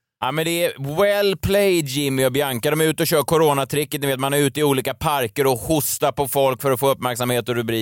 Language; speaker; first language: Swedish; native; Swedish